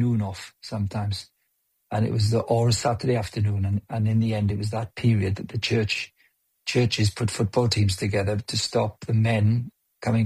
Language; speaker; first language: English; native; English